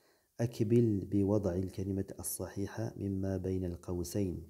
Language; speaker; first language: Arabic; non-native, fluent; French